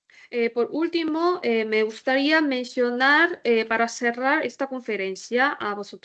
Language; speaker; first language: Spanish; non-native, learner; Korean